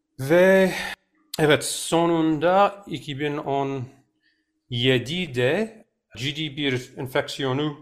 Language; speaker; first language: Turkish; non-native, fluent; English